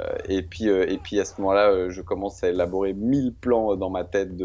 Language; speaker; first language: French; native; French